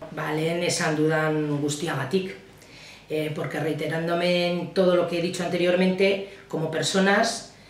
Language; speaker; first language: Spanish; native; Spanish